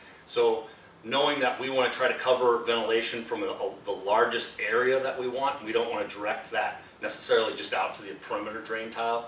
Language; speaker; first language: English; native; English